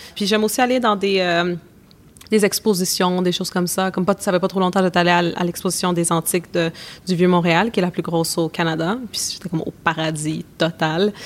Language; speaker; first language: French; native; French